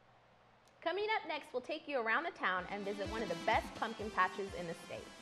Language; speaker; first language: English; native; English